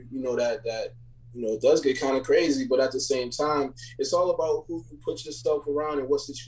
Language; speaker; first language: English; native; English